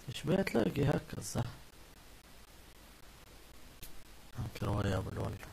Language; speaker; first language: Arabic; native; Arabic